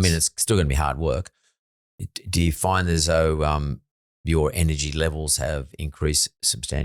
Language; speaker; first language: English; native; English